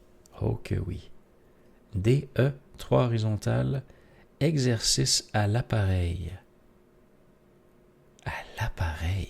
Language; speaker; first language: French; native; French